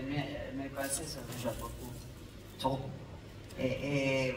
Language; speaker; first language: French; non-native, fluent; Italian